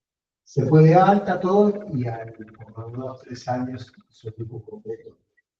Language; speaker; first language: Spanish; native; Spanish